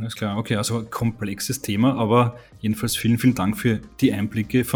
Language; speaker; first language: German; native; German